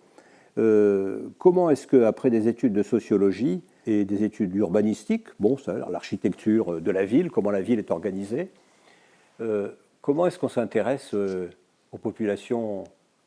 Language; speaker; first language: French; native; French